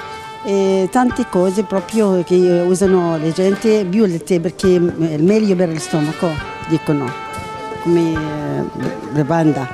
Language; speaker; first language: Italian; non-native, learner; Arabic